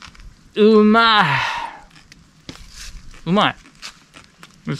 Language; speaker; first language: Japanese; non-native, fluent; English